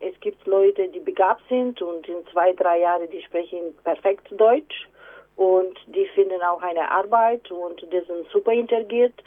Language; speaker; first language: German; non-native, fluent; Romanian